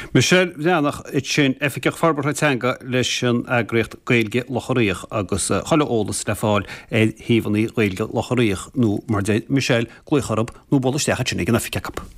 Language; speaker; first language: Irish; native; Irish